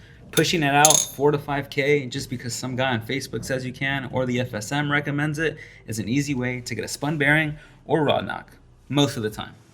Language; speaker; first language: English; native; English